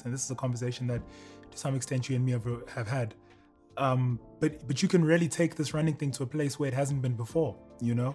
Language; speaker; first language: English; native; English